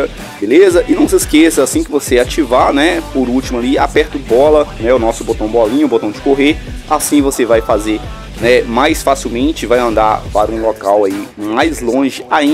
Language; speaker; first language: Portuguese; native; Portuguese